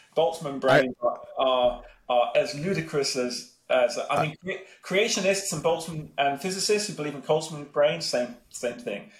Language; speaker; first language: English; native; English